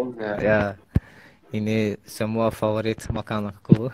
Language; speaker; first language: Indonesian; non-native, learner; Azerbaijani